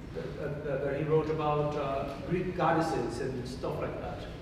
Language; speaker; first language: English; non-native, fluent; Spanish